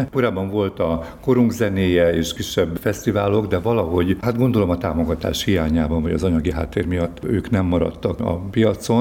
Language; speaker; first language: Hungarian; native; Hungarian